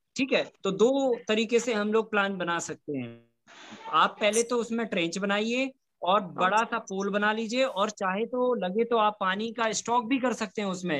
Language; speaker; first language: Hindi; native; Hindi